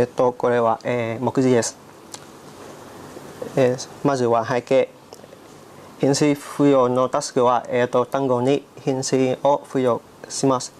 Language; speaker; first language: Japanese; non-native, learner; Vietnamese